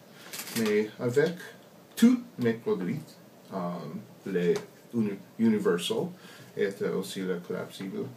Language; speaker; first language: French; non-native, learner; English